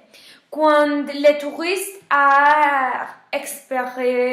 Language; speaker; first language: French; non-native, learner; Spanish